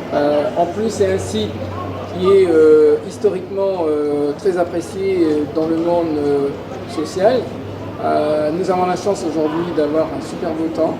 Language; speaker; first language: French; native; French